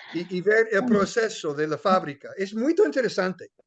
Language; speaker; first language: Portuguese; non-native, learner; English